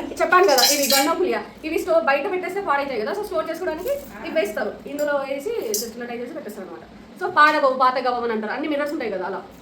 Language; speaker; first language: Telugu; non-native, local second language; Lambadi